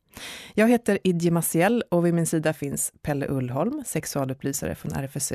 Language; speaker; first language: Swedish; native; Swedish